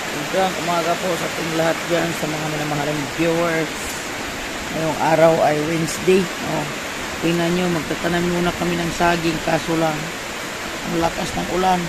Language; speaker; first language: Filipino; non-native, local second language; Cebuano